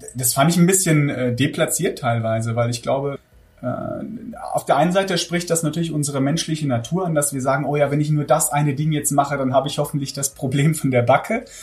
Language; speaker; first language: German; early bilingual, other home language; Armenian